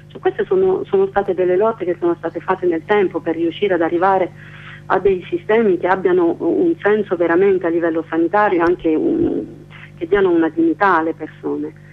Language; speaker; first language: Italian; non-native, fluent; French